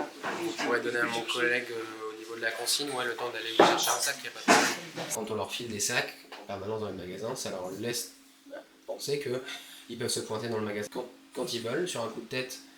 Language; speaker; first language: French; native; French